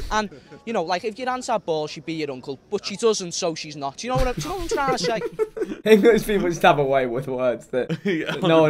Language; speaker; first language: English; native; English